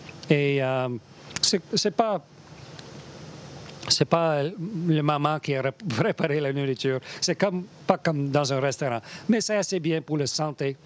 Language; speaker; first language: French; non-native, learner; English